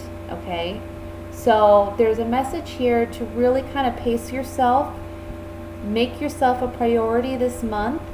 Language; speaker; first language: English; native; English